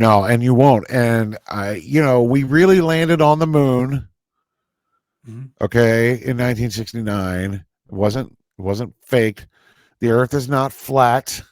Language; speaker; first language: English; native; English